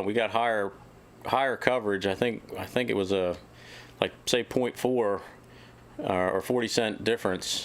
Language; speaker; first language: English; native; English